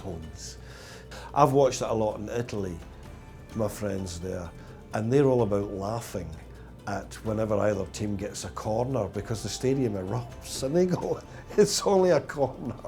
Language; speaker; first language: English; native; English